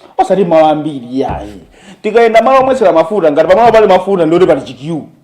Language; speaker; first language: Nyanja; native; Nyanja